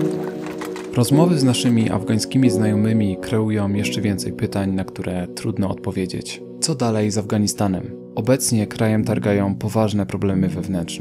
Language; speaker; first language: Polish; native; Polish